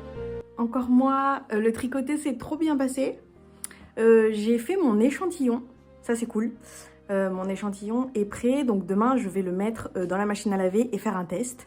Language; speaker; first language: French; native; French